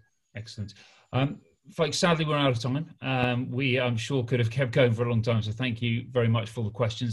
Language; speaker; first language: English; native; English